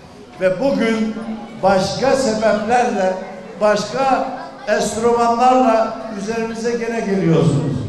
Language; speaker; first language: Turkish; native; Turkish